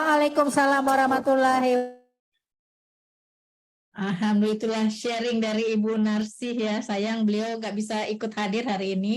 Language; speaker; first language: Malay; native; Malay